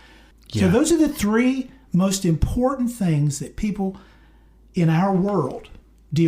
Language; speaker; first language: English; native; English